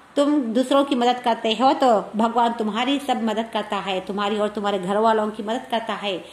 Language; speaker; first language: Hindi; non-native, local second language; Kannada